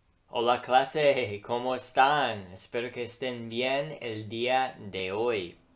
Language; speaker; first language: Spanish; non-native, fluent; English